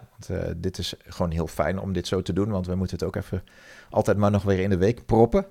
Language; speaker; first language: Dutch; native; Dutch